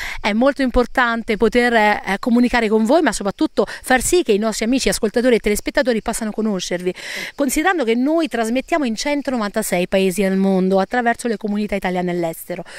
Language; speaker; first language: Italian; native; Italian